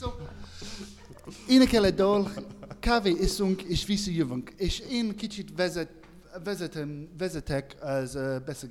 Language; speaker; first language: Hungarian; non-native, learner; English